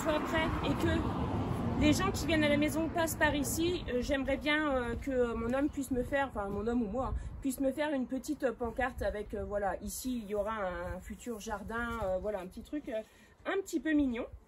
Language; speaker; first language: French; native; French